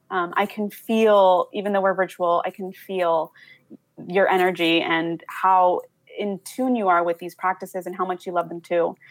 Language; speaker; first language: English; early bilingual, other home language; Spanish